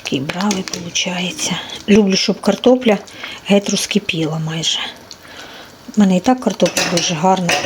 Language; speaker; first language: Ukrainian; native; Ukrainian